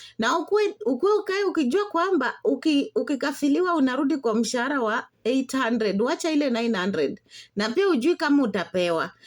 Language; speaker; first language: Swahili; non-native, local second language; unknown